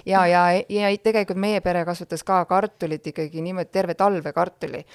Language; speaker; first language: Estonian; native; Estonian